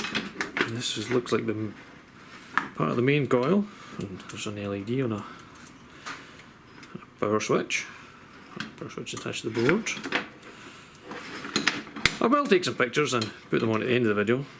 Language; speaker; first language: English; native; English